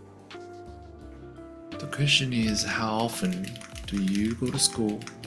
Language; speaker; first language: English; non-native, fluent; Korean